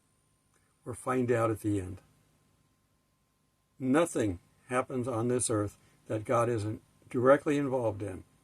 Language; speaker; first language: English; native; English